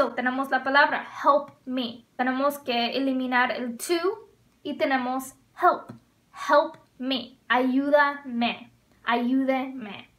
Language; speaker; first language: Spanish; non-native, fluent; English